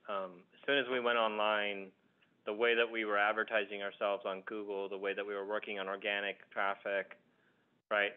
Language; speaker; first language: English; early bilingual, other home language; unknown